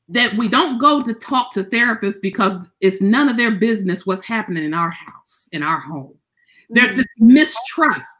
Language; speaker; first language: English; native; English